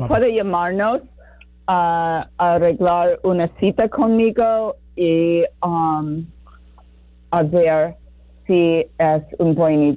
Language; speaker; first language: Spanish; non-native, fluent; English